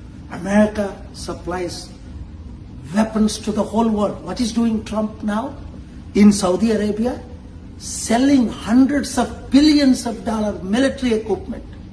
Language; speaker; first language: English; non-native, local second language; Telugu